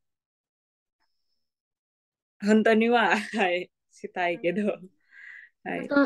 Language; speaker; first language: Japanese; non-native, learner; Indonesian